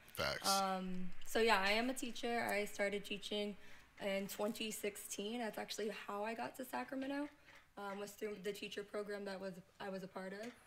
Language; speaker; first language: English; native; English